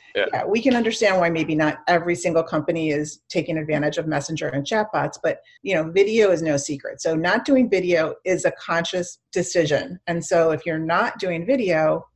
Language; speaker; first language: English; native; English